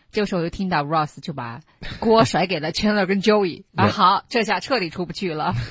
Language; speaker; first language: Chinese; native; Chinese